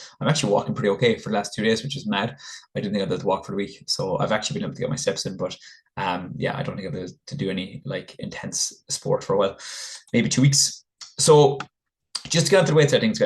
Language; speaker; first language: English; native; English